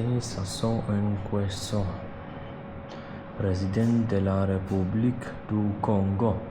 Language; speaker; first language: French; non-native, learner; Polish